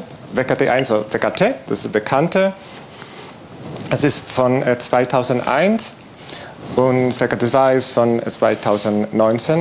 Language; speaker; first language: German; non-native, learner; Spanish